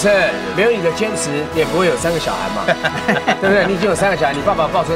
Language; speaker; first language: Chinese; native; Chinese